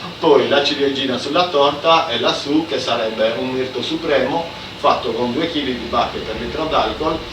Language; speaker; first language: Italian; native; Italian